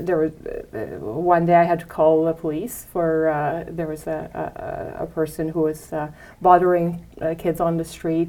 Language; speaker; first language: English; non-native, fluent; Romanian